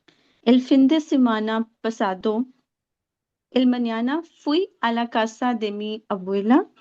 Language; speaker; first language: Spanish; non-native, learner; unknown